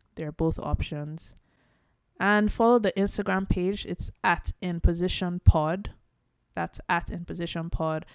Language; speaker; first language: English; non-native, local second language; Yoruba